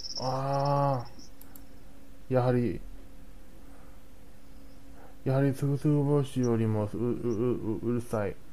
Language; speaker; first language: Japanese; non-native, learner; Chinese